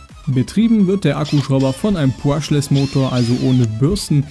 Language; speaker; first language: German; native; German